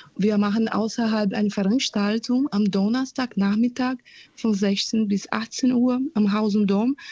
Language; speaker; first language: German; non-native, fluent; Portuguese